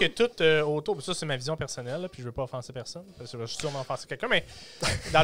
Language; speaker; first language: French; native; French